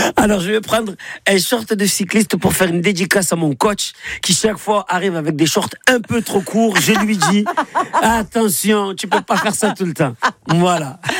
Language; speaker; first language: French; native; French